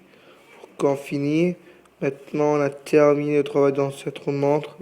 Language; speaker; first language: French; non-native, fluent; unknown